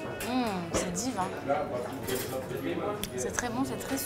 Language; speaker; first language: French; native; French